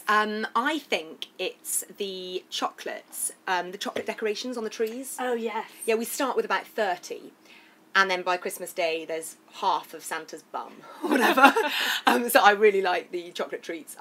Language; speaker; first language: English; native; English